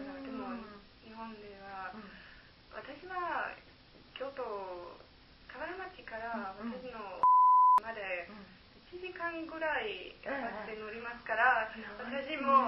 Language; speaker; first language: Japanese; non-native, learner; German